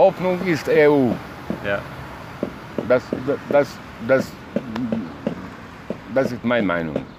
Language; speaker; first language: German; non-native, learner; Bosnian